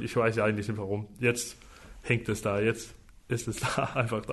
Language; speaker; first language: German; non-native, fluent; Danish